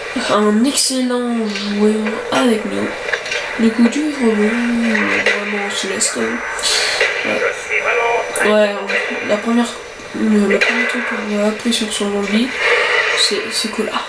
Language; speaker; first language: French; native; French